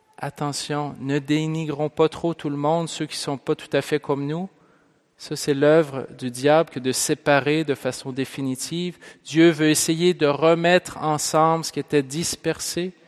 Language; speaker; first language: French; native; French